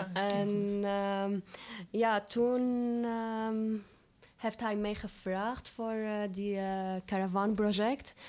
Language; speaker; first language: Dutch; non-native, learner; Arabic